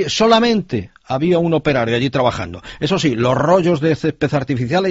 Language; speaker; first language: Spanish; native; Spanish